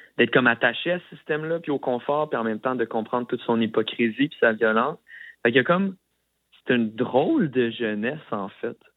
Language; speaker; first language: French; native; French